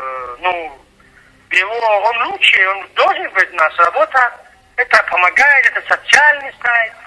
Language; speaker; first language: Russian; non-native, fluent; Tajik